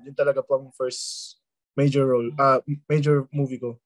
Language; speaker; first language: Filipino; early bilingual, other home language; German